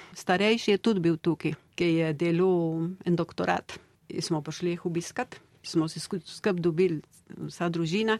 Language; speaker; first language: Slovenian; early bilingual, heritage; Slovenian